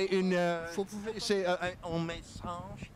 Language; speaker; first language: French; non-native, learner; English